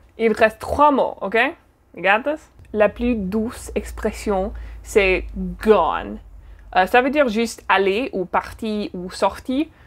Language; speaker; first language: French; non-native, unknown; English